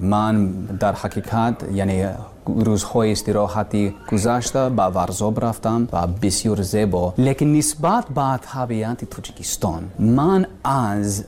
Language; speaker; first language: Persian; non-native, learner; English